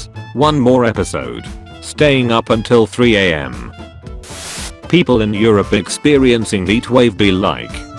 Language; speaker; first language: English; native; English